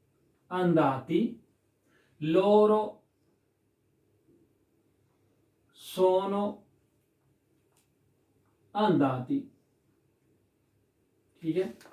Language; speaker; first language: Italian; non-native, learner; Urdu